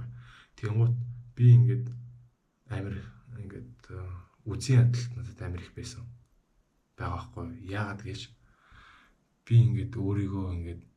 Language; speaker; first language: Mongolian; native; Mongolian